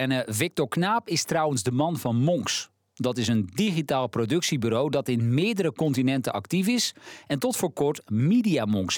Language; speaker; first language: Dutch; native; Dutch